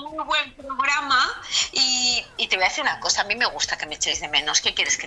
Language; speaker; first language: Spanish; native; Spanish